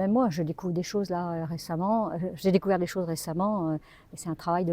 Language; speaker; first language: French; native; French